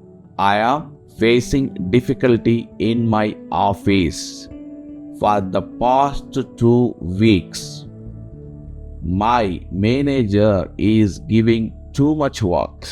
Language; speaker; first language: English; non-native, local second language; Telugu